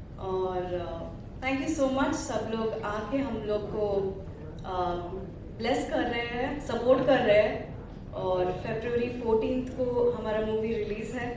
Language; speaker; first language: Hindi; non-native, learner; Kannada